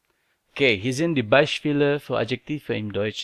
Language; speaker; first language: German; non-native, learner; Indonesian